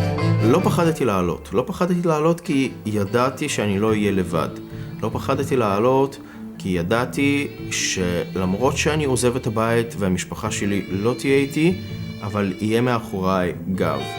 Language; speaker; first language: Hebrew; non-native, fluent; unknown